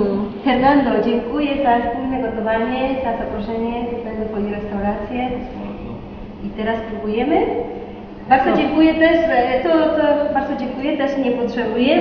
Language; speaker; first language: Polish; non-native, learner; Spanish